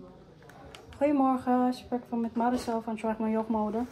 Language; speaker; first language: Dutch; non-native, learner; Waray